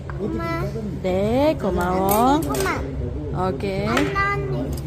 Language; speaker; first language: Korean; non-native, learner; Filipino